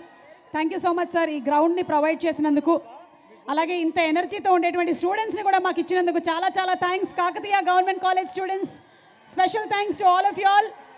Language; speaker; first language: Telugu; native; Telugu